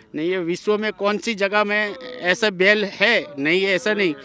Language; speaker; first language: Hindi; non-native, local second language; Gujarati